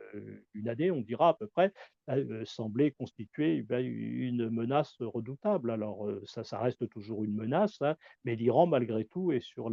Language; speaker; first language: French; native; French